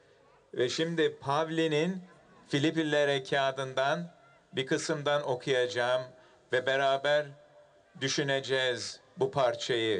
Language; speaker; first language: Turkish; early bilingual, heritage; Turkish